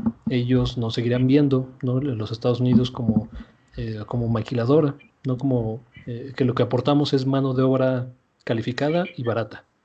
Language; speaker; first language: Spanish; native; Spanish